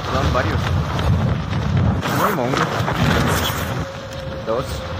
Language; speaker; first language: Spanish; native; Spanish